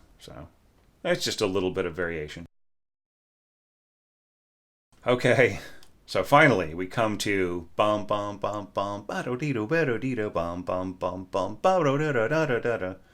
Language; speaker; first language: English; native; English